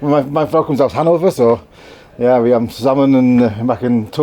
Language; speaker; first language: German; non-native, learner; English